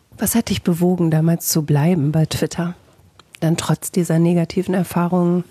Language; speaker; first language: German; native; German